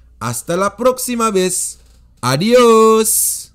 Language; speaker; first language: Spanish; non-native, fluent; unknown